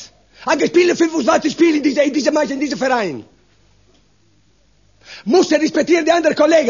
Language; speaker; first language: German; non-native, learner; Italian